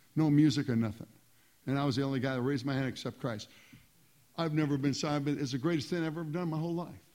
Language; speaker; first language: English; native; English